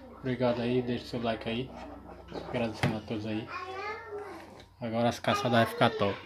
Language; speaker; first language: Portuguese; native; Portuguese